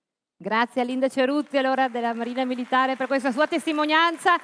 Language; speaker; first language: Italian; native; Italian